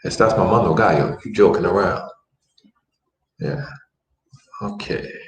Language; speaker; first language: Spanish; non-native, fluent; English